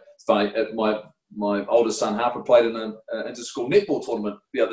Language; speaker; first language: English; native; English